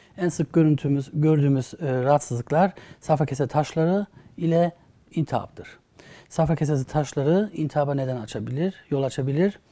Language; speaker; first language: Turkish; early bilingual, heritage; Turkish